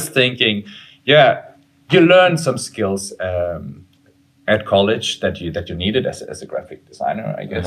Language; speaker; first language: English; non-native, fluent; German